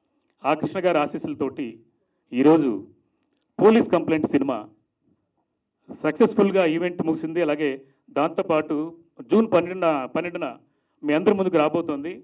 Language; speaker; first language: Telugu; native; Telugu